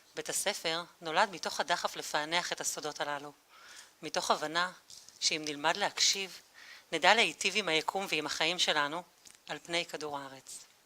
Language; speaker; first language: Hebrew; native; Hebrew